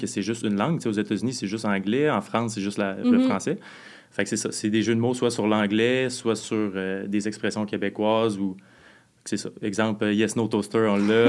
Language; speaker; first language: French; native; French